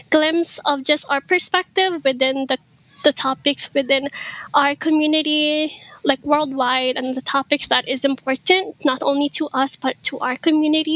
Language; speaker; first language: English; early bilingual, other home language; Iloko